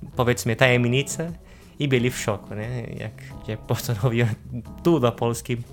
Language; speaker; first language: Polish; non-native, fluent; Portuguese